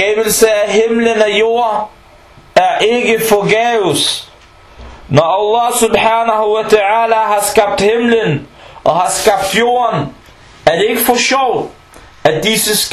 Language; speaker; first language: Danish; early bilingual, other home language; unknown